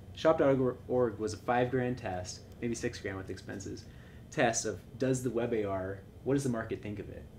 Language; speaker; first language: English; native; English